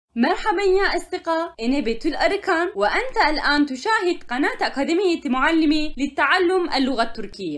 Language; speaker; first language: Arabic; non-native, fluent; Turkish